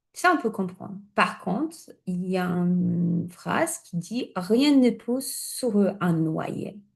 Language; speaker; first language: French; non-native, fluent; Polish